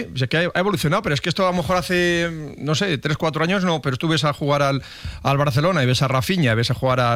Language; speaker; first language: Spanish; native; Spanish